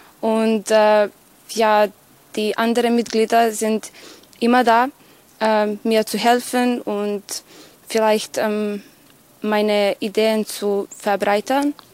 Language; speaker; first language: German; non-native, fluent; Serbian